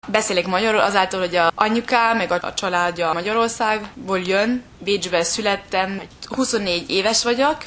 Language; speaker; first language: Hungarian; early bilingual, heritage; German